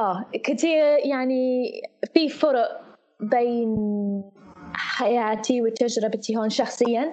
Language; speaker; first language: Arabic; non-native, fluent; English